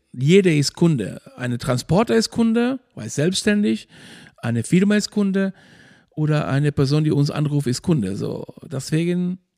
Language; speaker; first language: German; non-native, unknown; Spanish